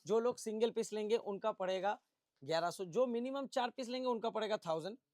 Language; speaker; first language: Hindi; non-native, local second language; Bangla